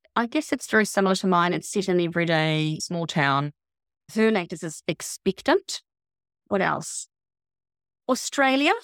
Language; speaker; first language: English; non-native, fluent; Swedish